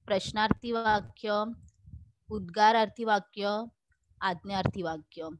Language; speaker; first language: Hindi; non-native, local second language; Marathi